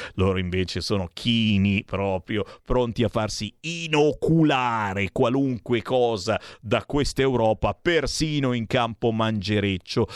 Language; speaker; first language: Italian; native; Italian